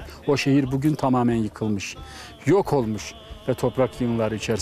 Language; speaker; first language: Turkish; native; Turkish